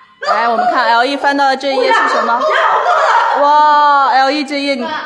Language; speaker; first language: Chinese; native; Chinese